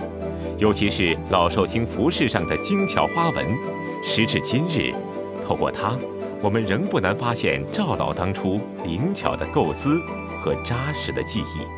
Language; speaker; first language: Chinese; native; Chinese